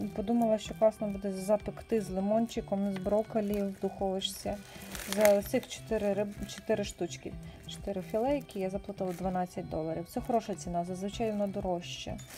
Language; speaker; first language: Ukrainian; non-native, local second language; Russian